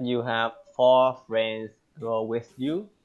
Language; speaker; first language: English; non-native, learner; Vietnamese